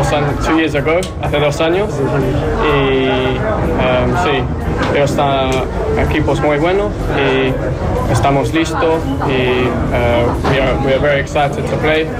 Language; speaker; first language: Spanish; non-native, learner; English